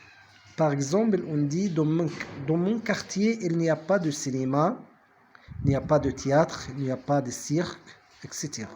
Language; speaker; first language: French; non-native, fluent; Arabic